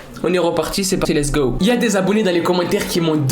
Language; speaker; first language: French; native; French